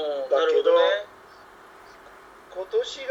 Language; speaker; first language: Japanese; native; Japanese